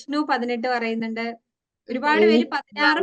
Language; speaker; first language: Malayalam; native; Malayalam